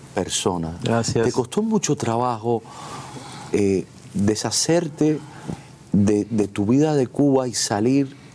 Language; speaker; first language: Spanish; native; Spanish